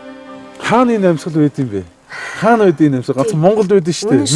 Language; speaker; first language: Mongolian; native; Mongolian